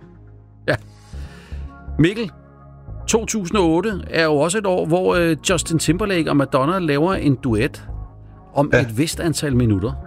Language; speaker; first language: Danish; native; Danish